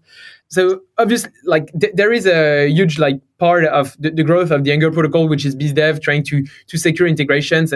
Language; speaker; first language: English; non-native, fluent; French